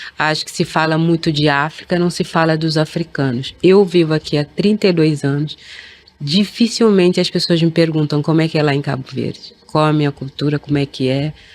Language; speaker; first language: Portuguese; early bilingual, other home language; Kabuverdianu